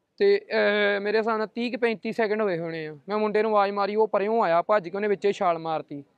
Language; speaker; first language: Punjabi; native; Punjabi